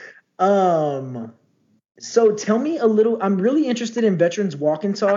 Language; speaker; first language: English; native; English